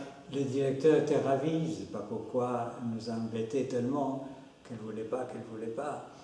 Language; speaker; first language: French; non-native, fluent; Spanish